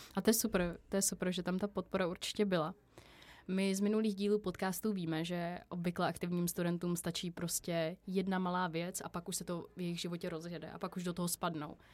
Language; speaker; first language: Czech; native; Czech